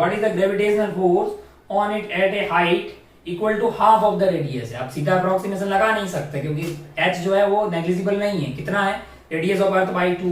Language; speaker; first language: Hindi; native; Hindi